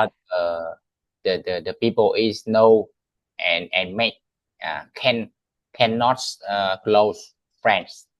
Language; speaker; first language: English; non-native, learner; Vietnamese